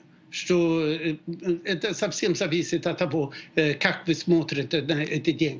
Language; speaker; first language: Russian; non-native, fluent; Swedish